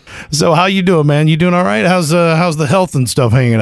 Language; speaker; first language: English; native; English